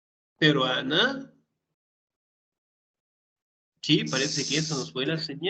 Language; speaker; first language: Spanish; native; Spanish